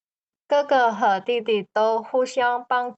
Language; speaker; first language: Chinese; non-native, learner; Indonesian